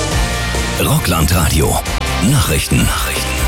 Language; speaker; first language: German; native; German